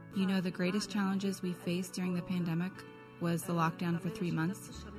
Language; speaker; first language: English; non-native, fluent; Kurdish